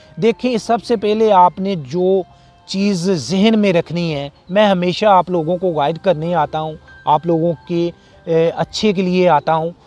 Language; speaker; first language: Urdu; non-native, local second language; Punjabi